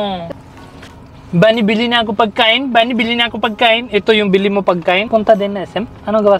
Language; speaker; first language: Filipino; non-native, learner; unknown